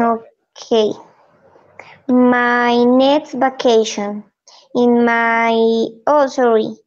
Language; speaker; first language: English; non-native, learner; Spanish